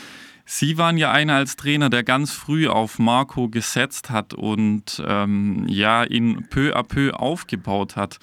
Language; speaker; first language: German; native; German